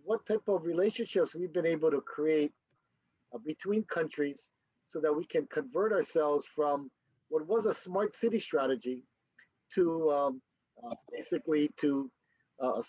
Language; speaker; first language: English; native; English